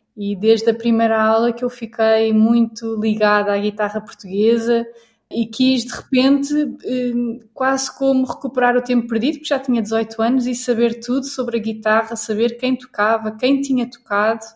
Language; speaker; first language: Portuguese; native; Portuguese